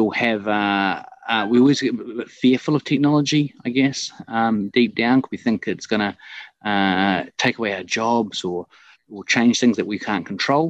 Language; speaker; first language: English; native; English